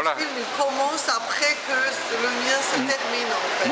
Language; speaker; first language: French; non-native, fluent; Georgian